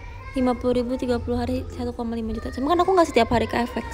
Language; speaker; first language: Indonesian; native; Indonesian